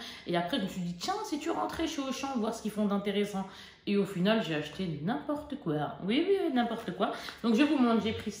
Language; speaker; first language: French; native; French